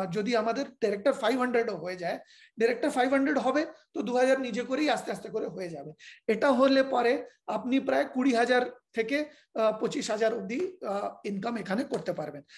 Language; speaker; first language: Bangla; non-native, fluent; Hindi